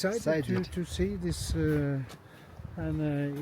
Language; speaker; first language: English; non-native, fluent; Norwegian